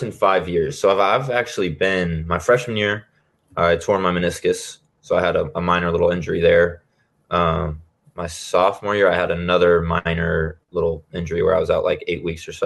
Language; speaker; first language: English; native; English